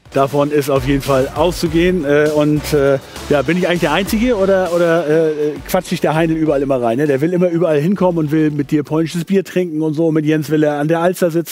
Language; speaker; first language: German; native; German